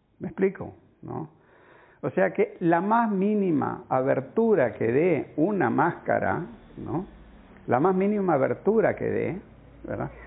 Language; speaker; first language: Spanish; native; Spanish